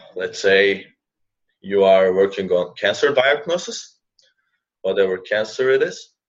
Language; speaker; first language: English; non-native, fluent; Turkish